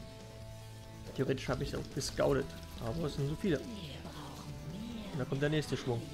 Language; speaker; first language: German; native; German